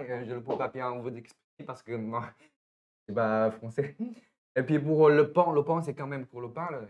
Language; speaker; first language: French; non-native, fluent; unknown